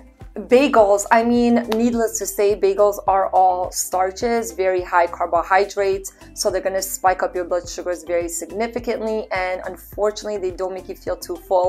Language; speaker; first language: English; native; English